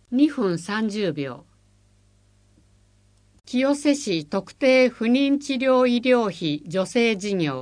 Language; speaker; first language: Japanese; native; Japanese